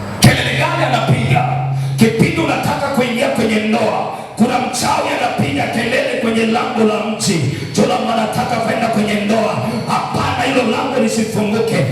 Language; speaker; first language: Swahili; native; Swahili